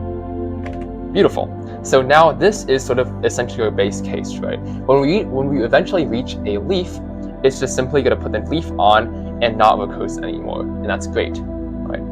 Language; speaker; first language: English; native; English